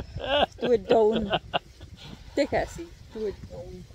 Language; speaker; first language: Danish; non-native, fluent; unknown